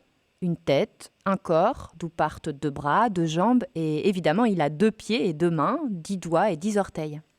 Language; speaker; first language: French; native; French